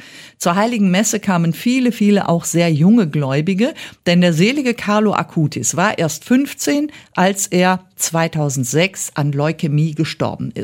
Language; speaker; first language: German; native; German